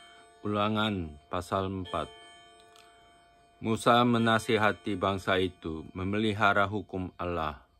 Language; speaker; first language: Indonesian; non-native, fluent; Japanese